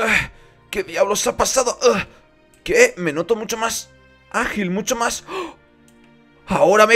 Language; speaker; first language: Spanish; native; Spanish